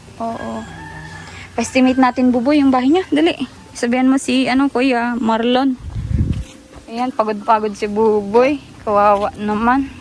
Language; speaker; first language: Filipino; native; Filipino